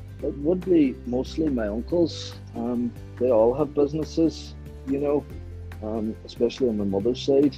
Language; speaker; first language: English; native; English